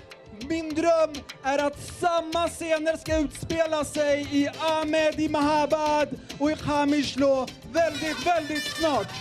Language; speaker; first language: Swedish; early bilingual, other home language; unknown